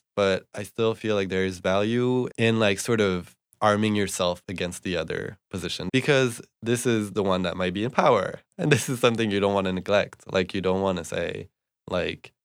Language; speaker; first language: English; non-native, fluent; French